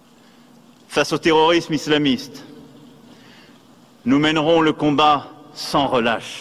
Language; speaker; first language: French; native; French